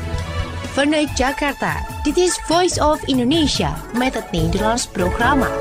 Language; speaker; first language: Dutch; non-native, local second language; Indonesian